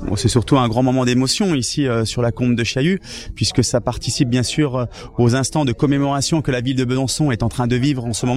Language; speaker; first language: French; native; French